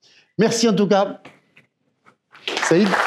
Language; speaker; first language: French; native; French